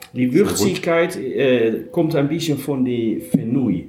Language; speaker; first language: German; non-native, learner; Dutch